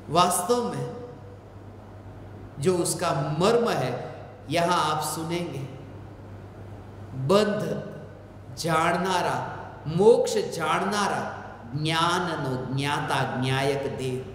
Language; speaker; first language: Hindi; non-native, local second language; Gujarati